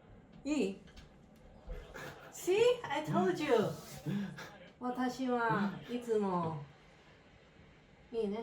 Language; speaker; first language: Japanese; non-native, learner; English